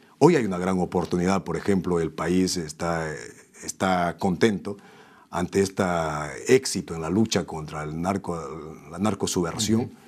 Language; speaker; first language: Spanish; native; Spanish